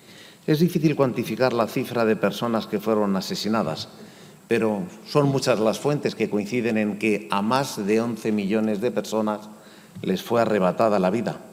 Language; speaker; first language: Spanish; native; Spanish